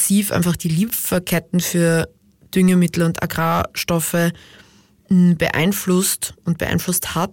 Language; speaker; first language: German; native; German